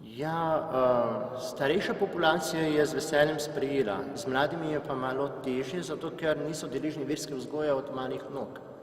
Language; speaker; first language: Slovenian; non-native, fluent; Czech